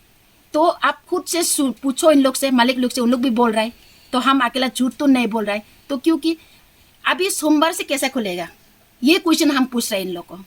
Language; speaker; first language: Hindi; non-native, local second language; Garo